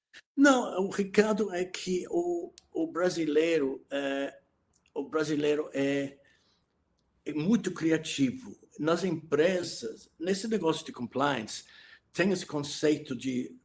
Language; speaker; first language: Portuguese; non-native, fluent; English